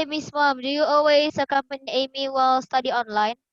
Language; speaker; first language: English; non-native, learner; Indonesian